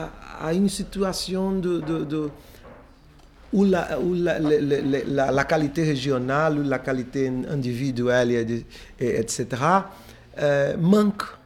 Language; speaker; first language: French; non-native, fluent; Portuguese